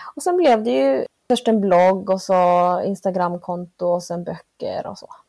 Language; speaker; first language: Swedish; early bilingual, other home language; Spanish